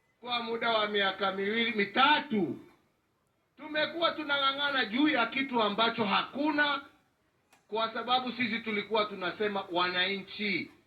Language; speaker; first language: Swahili; non-native, local second language; Kikuyu